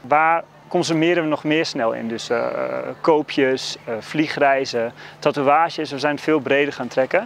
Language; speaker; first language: Dutch; native; Dutch